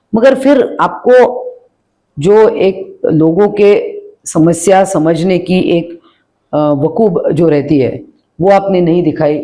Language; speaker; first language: Hindi; non-native, local second language; Marathi